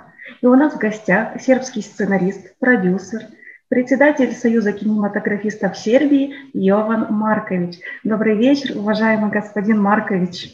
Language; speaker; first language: Russian; native; Russian